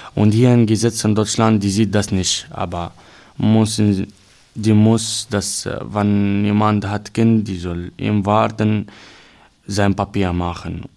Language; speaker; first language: German; non-native, learner; Arabic